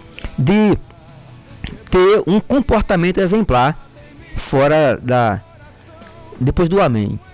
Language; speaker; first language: Portuguese; native; Portuguese